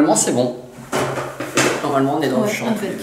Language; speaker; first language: French; native; French